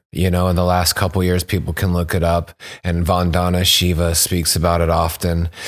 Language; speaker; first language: English; native; English